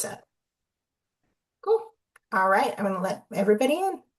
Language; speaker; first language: English; native; English